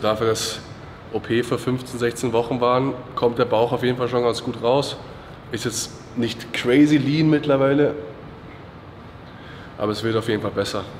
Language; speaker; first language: German; native; German